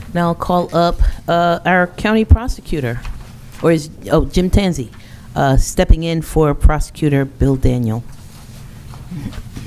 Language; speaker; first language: English; native; English